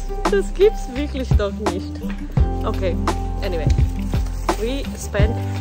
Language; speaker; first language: German; non-native, fluent; Japanese